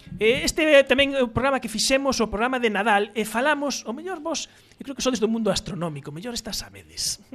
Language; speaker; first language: Galician; native; Galician